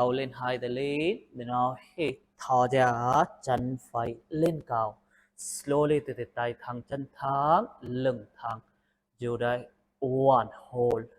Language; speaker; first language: Vietnamese; non-native, learner; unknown